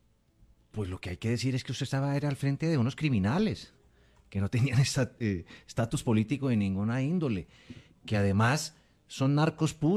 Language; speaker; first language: Spanish; native; Spanish